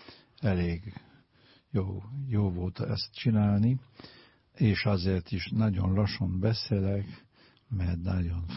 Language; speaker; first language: Hungarian; non-native, fluent; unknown